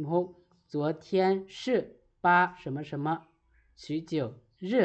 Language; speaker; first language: Chinese; non-native, fluent; Lao